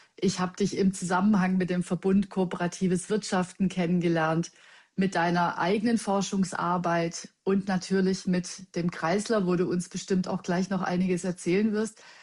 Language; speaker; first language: German; native; German